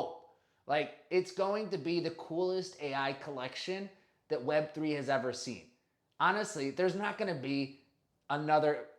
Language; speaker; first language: English; native; English